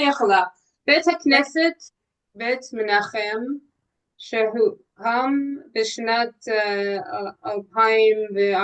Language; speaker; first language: Hebrew; non-native, learner; English